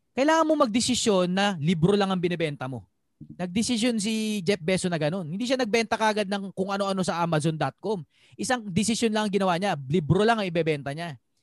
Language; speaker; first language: Filipino; native; Filipino